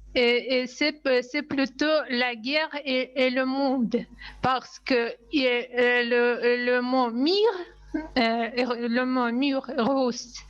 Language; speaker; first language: French; non-native, fluent; Russian